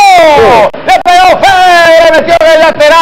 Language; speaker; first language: Spanish; native; Spanish